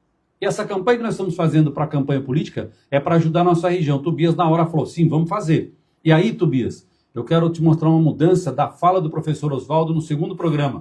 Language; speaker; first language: Portuguese; native; Portuguese